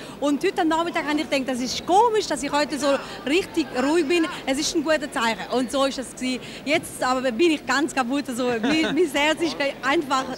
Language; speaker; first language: German; non-native, local second language; Italian